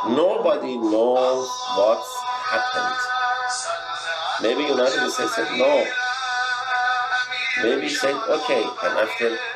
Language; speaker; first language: English; non-native, learner; Persian